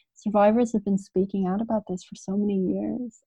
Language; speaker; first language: English; native; English